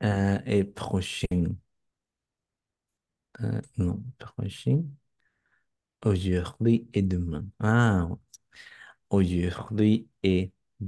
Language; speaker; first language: French; non-native, learner; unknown